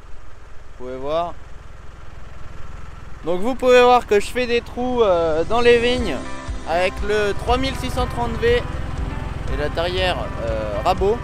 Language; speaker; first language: French; native; French